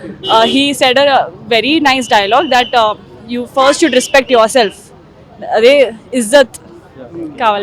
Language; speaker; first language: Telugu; non-native, learner; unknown